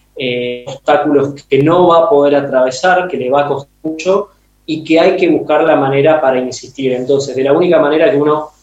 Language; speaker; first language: Spanish; native; Spanish